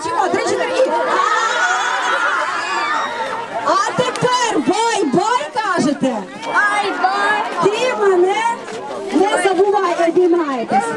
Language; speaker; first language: Ukrainian; native; Ukrainian